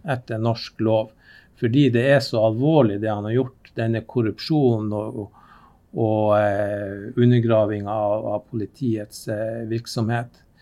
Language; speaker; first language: Norwegian; native; Norwegian